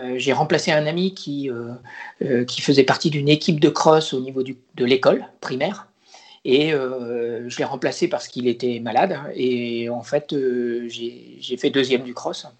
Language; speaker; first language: French; native; French